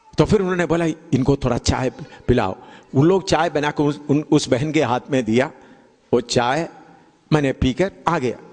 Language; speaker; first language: Hindi; non-native, local second language; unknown